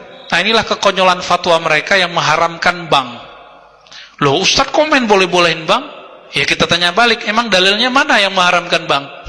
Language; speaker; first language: Indonesian; native; Indonesian